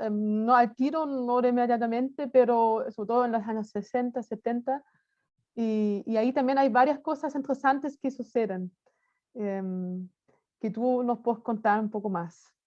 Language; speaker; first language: Spanish; non-native, fluent; German